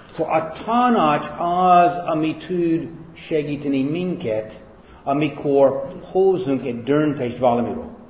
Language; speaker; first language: Hungarian; non-native, fluent; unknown